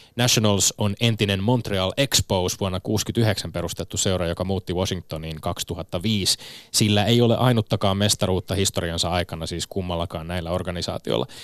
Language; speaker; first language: Finnish; native; Finnish